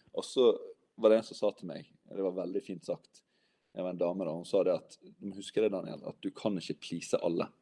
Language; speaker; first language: Norwegian; native; Norwegian